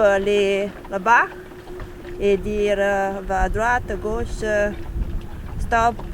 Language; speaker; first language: French; non-native, learner; Italian